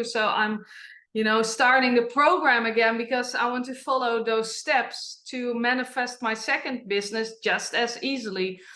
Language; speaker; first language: English; non-native, fluent; Dutch